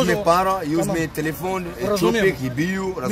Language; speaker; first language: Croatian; non-native, learner; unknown